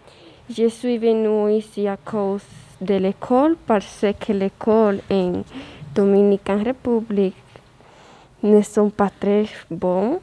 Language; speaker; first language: French; non-native, learner; Spanish